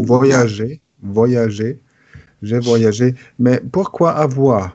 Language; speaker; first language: French; non-native, learner; German